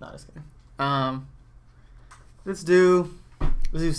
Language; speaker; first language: English; native; English